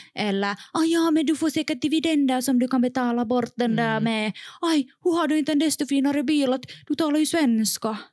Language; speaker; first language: Swedish; native; Swedish